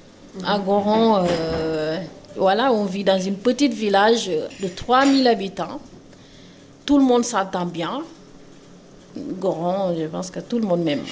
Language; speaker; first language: French; non-native, local second language; Wolof